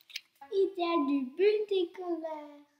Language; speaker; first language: French; non-native, learner; English